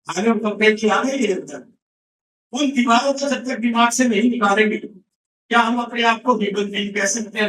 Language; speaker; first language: Hindi; non-native, local second language; Punjabi